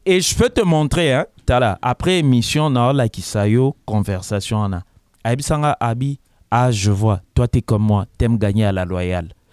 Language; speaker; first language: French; non-native, local second language; Lingala